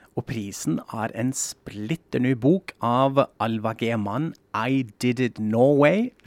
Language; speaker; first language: Norwegian; non-native, fluent; German